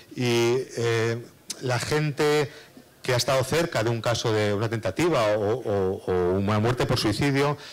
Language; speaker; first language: Spanish; native; Spanish